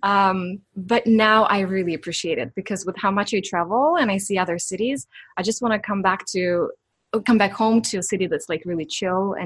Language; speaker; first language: English; non-native, fluent; Ukrainian